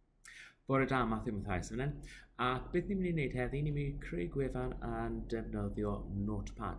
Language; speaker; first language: Welsh; non-native, local second language; English